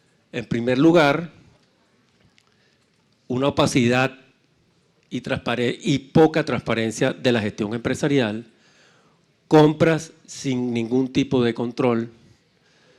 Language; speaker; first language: Spanish; native; Spanish